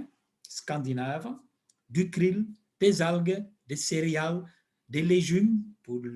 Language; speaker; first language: French; non-native, local second language; Dutch